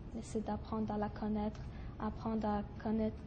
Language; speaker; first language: French; early bilingual, other home language; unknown